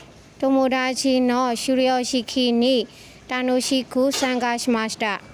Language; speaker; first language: Japanese; non-native, learner; Burmese